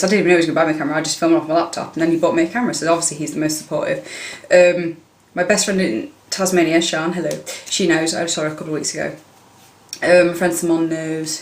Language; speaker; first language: English; native; English